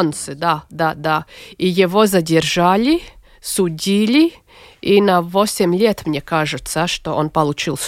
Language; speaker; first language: Russian; non-native, local second language; Latvian